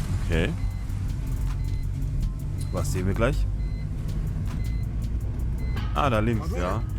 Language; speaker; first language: German; native; German